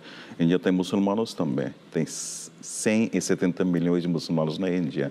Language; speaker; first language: Portuguese; non-native, fluent; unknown